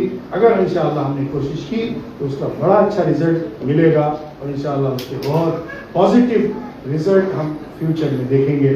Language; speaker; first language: Urdu; native; Urdu